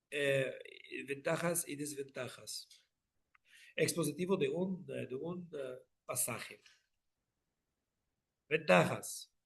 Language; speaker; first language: Spanish; non-native, fluent; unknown